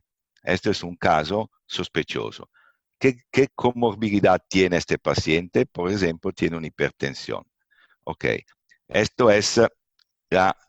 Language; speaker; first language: Spanish; non-native, fluent; Italian